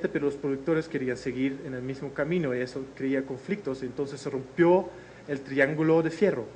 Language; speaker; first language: Spanish; non-native, fluent; Dutch